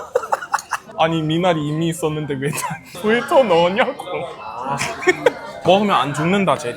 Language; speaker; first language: Korean; non-native, fluent; English